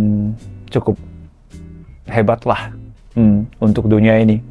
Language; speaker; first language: Indonesian; non-native, fluent; Japanese